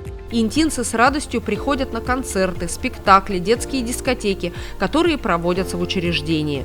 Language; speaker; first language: Russian; native; Russian